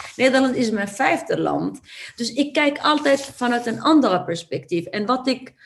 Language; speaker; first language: Dutch; non-native, fluent; Arabic